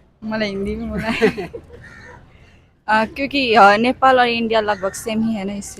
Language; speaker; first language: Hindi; non-native, learner; Nepali